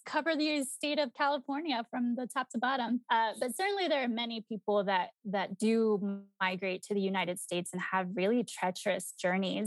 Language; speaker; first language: English; early bilingual, other home language; Spanish